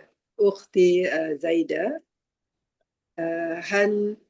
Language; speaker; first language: Arabic; non-native, learner; Malay